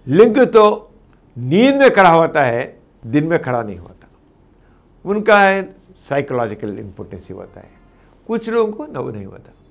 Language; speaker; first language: Hindi; non-native, local second language; Telugu